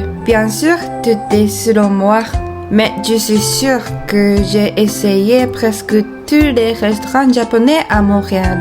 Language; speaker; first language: French; non-native, fluent; Japanese